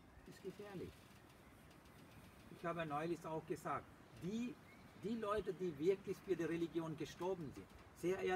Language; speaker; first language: German; non-native, fluent; Sinhala